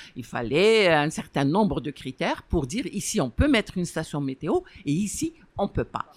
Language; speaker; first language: French; non-native, local second language; Arabic